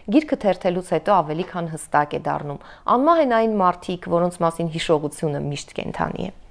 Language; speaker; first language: Armenian; native; Armenian